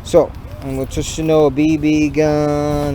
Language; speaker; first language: Japanese; non-native, learner; English